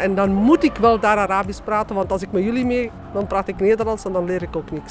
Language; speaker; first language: Dutch; early bilingual, other home language; Berber languages